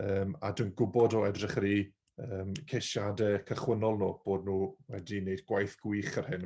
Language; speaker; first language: Welsh; native; Welsh